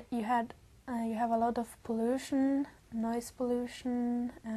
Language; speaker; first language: English; non-native, learner; Norwegian